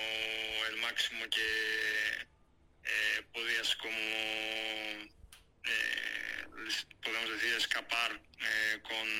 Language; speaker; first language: Spanish; non-native, fluent; Greek